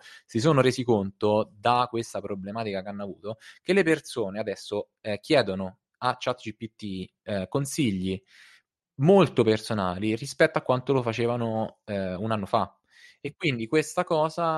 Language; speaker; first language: Italian; native; Italian